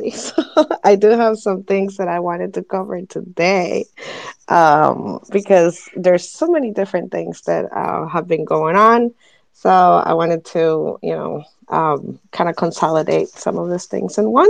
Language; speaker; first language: English; non-native, fluent; Spanish